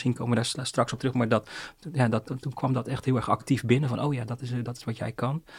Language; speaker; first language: Dutch; early bilingual, other home language; Cantonese